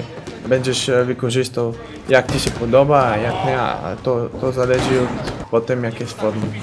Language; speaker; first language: Polish; non-native, learner; Bulgarian